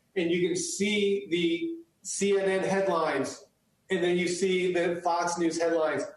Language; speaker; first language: English; early bilingual, other home language; Chinese